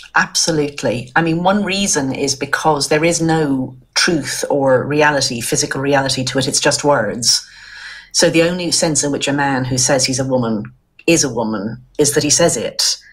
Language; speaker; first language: English; native; English